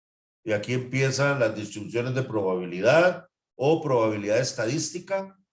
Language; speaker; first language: Spanish; native; Spanish